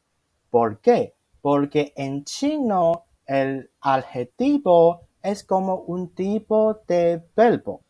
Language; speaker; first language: Spanish; non-native, fluent; Chinese